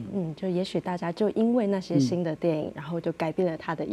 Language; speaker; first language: Chinese; native; Chinese